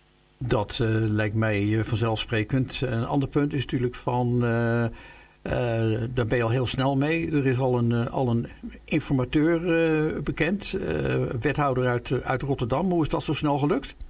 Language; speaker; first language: Dutch; native; Dutch